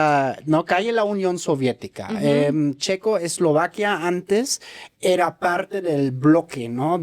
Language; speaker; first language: Spanish; native; Spanish